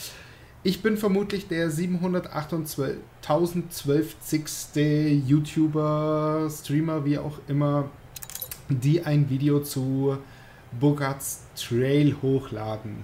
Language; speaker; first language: German; native; German